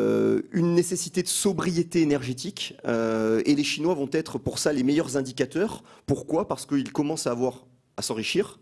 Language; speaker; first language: French; native; French